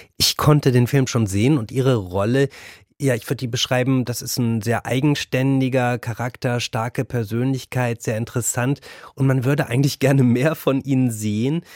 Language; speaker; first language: German; native; German